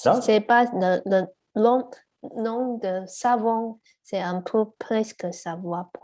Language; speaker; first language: French; non-native, learner; Chinese